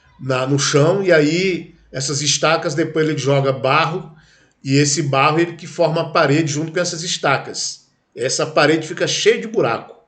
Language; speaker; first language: Portuguese; native; Portuguese